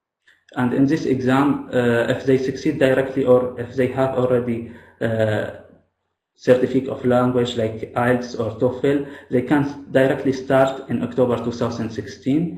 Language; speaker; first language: English; non-native, fluent; Arabic